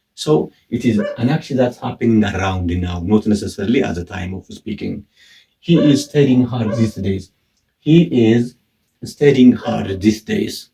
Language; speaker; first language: English; non-native, local second language; Amharic